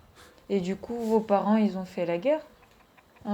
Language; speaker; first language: French; native; French